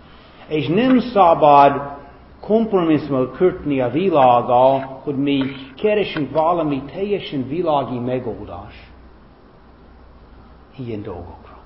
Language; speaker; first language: Hungarian; non-native, fluent; English